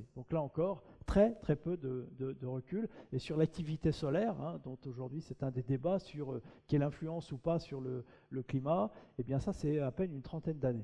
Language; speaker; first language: French; native; French